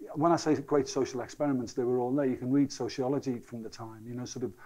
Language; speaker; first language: English; native; English